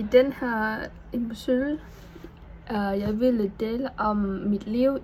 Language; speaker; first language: Danish; non-native, learner; Vietnamese